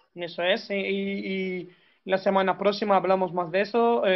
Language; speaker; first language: Spanish; native; Spanish